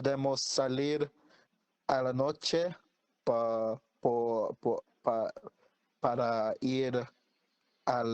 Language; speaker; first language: Spanish; non-native, learner; English